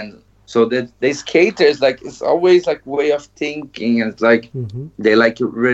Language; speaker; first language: English; non-native, learner; Portuguese